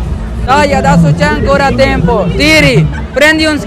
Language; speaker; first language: Italian; non-native, learner; Punjabi